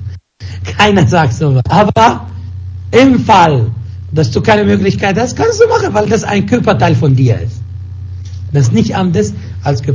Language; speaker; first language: German; non-native, fluent; Arabic